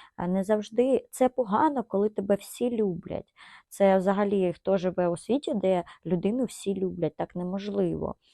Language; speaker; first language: Ukrainian; non-native, local second language; Russian